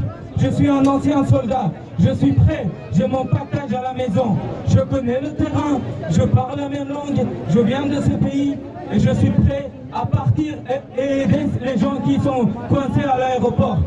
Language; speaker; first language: French; non-native, fluent; Persian